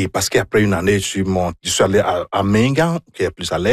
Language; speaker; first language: French; non-native, fluent; Igbo